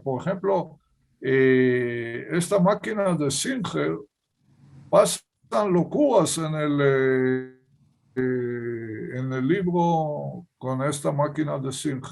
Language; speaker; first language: Spanish; non-native, fluent; Hebrew